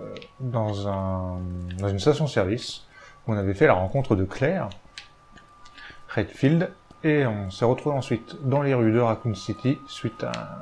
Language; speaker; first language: French; native; French